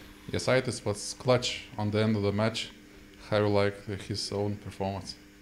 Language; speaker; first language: English; non-native, fluent; Lithuanian